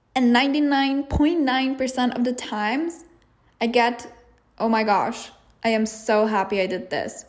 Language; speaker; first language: English; non-native, fluent; Czech